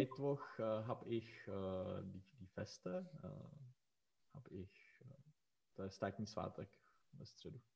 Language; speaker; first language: German; non-native, learner; Czech